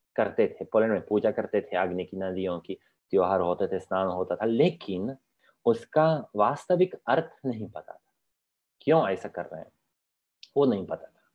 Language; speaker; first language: Hindi; non-native, fluent; Polish